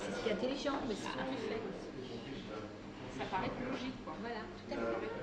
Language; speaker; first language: French; native; French